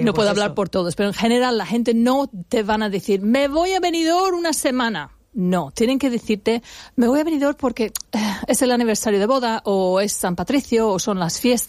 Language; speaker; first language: Spanish; non-native, fluent; English